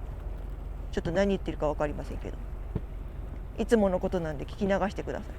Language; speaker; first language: Japanese; native; Japanese